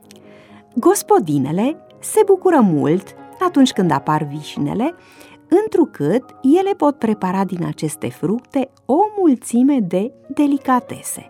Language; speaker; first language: Romanian; native; Romanian